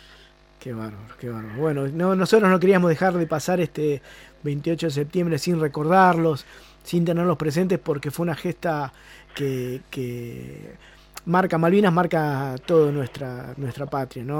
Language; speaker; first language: Spanish; native; Spanish